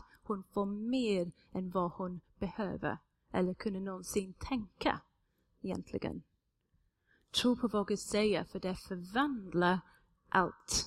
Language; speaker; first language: Swedish; non-native, fluent; English